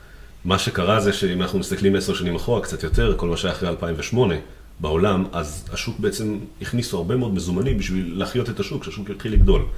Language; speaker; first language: Hebrew; native; Hebrew